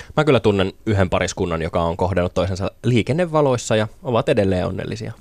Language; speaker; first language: Finnish; native; Finnish